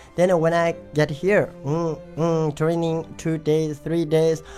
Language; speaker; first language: English; non-native, learner; Tibetan